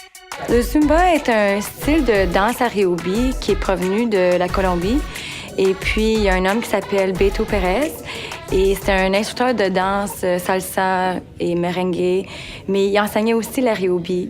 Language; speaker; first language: French; native; French